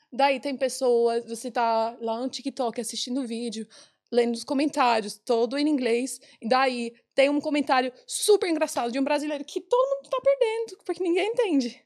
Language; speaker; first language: Portuguese; non-native, fluent; English